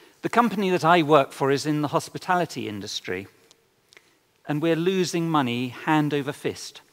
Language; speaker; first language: English; native; English